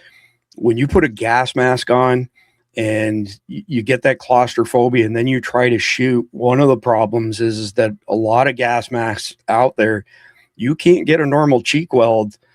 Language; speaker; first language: English; native; English